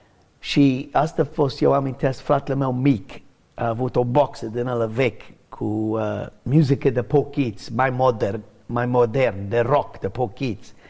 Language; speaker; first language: Romanian; non-native, learner; English